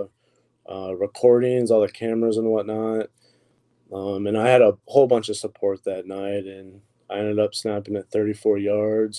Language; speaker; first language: English; native; English